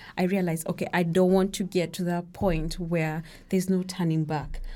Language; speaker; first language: English; non-native, local second language; Kikuyu